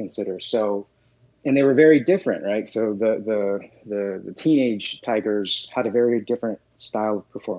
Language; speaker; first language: English; native; English